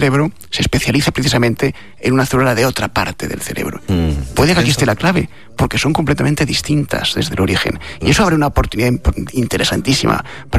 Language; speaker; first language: Spanish; native; Spanish